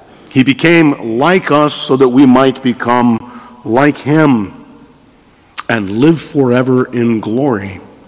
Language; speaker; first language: English; native; English